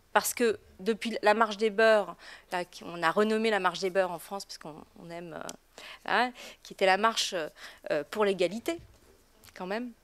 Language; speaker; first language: French; native; French